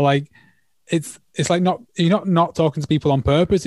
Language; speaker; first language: English; native; English